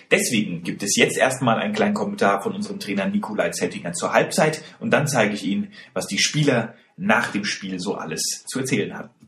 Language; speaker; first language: German; native; German